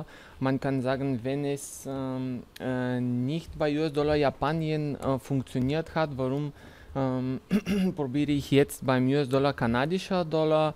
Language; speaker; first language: German; non-native, fluent; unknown